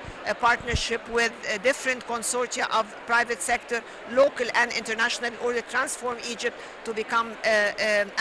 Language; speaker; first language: English; non-native, fluent; Arabic